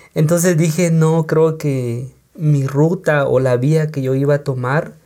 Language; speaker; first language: Spanish; non-native, local second language; Kaqchikel